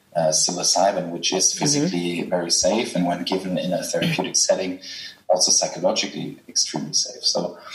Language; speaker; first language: English; non-native, fluent; German